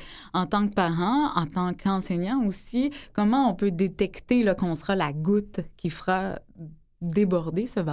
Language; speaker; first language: French; native; French